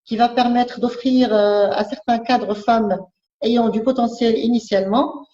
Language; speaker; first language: French; non-native, local second language; Arabic